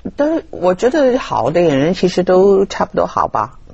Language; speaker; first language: Chinese; non-native, fluent; Cantonese